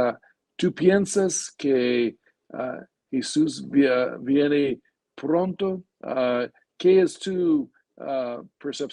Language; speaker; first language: Spanish; non-native, fluent; English